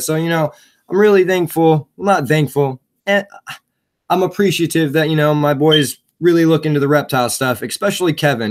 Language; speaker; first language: English; native; English